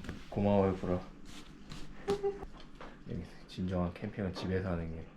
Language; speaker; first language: Korean; native; Korean